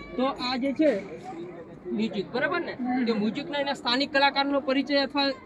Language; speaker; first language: Gujarati; non-native, local second language; Rathawi